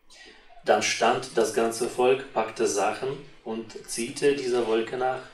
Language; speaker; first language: German; non-native, fluent; Russian